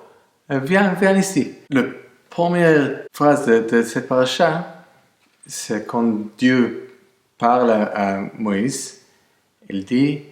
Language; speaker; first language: French; non-native, fluent; English